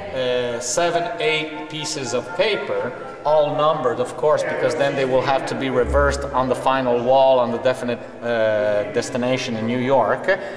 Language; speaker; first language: English; non-native, fluent; Italian